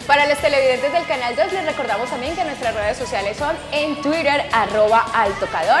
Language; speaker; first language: Spanish; native; Spanish